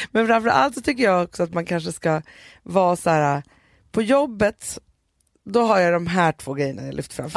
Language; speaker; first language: Swedish; native; Swedish